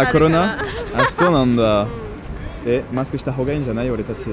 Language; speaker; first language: Japanese; non-native, learner; French